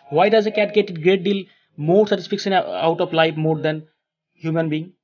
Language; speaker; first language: English; non-native, local second language; Bangla